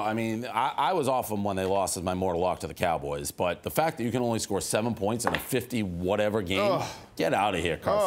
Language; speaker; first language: English; native; English